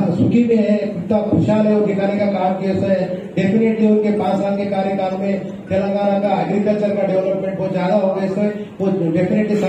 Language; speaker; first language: Hindi; non-native, local second language; Telugu